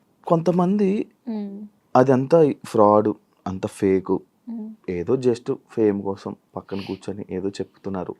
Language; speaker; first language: Telugu; native; Telugu